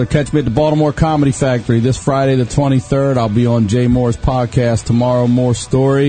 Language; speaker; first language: English; native; English